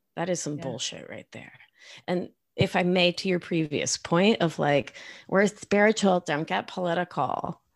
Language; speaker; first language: English; non-native, fluent; Spanish